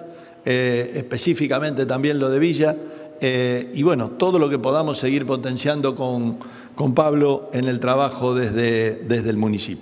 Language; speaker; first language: Spanish; native; Spanish